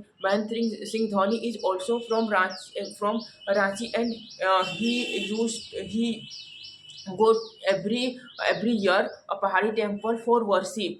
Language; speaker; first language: English; non-native, learner; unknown